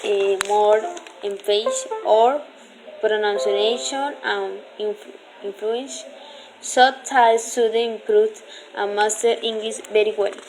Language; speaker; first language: English; non-native, learner; Spanish